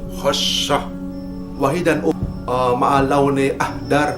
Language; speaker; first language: Arabic; non-native, learner; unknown